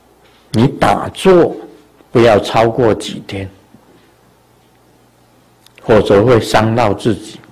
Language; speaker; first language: Chinese; native; Chinese